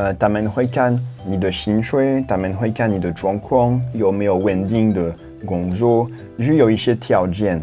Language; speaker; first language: Chinese; non-native, fluent; French